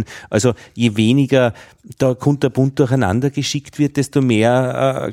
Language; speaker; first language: German; native; German